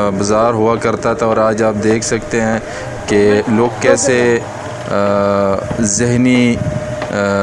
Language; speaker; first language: Urdu; non-native, local second language; Pashto